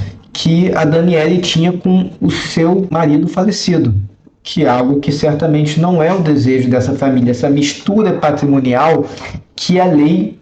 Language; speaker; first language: Portuguese; native; Portuguese